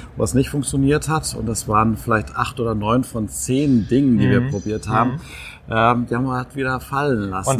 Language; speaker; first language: German; native; German